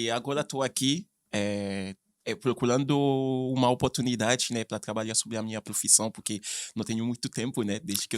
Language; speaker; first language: Portuguese; non-native, fluent; Haitian Creole